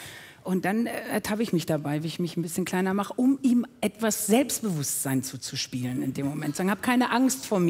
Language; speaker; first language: German; native; German